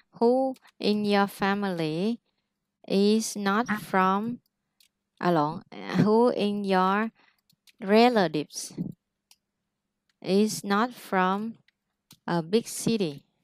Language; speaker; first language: English; non-native, fluent; Vietnamese